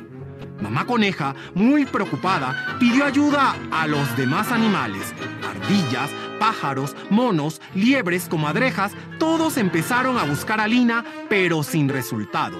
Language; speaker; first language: Spanish; native; Spanish